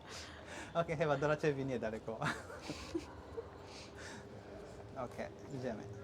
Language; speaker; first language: Polish; non-native, learner; Japanese